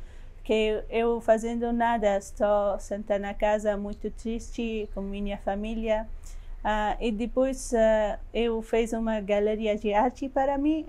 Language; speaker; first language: Portuguese; non-native, learner; Persian